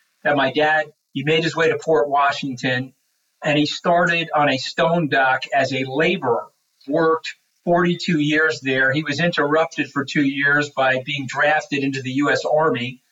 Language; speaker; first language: English; native; English